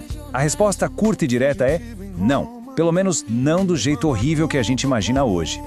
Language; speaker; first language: Portuguese; native; Portuguese